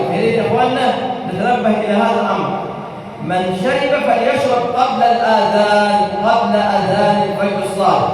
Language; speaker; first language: Arabic; native; Arabic